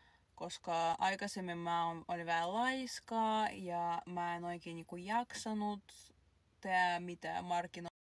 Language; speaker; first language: Finnish; non-native, fluent; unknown